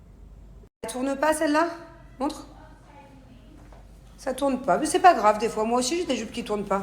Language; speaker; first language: French; native; French